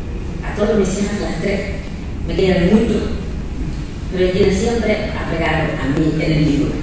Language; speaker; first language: Spanish; non-native, learner; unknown